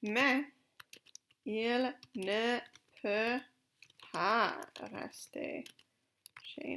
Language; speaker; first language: French; non-native, fluent; English